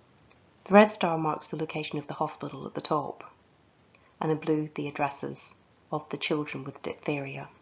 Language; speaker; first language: English; native; English